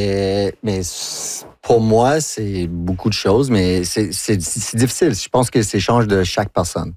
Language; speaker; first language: French; non-native, local second language; English